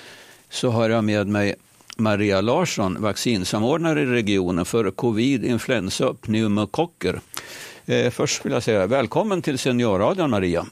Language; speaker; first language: Swedish; native; Swedish